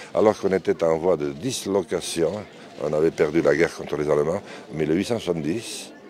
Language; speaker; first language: French; non-native, local second language; Occitan